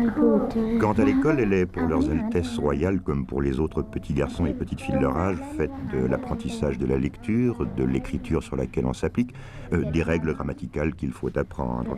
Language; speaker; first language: French; native; French